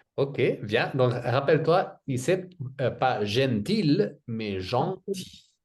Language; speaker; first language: French; native; French